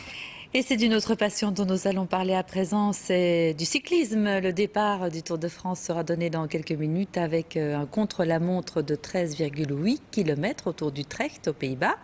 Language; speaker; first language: French; native; French